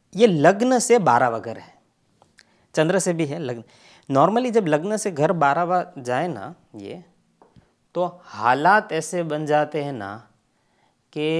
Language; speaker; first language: Hindi; non-native, local second language; Gujarati